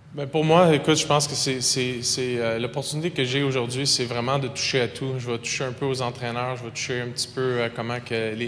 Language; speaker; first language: French; native; French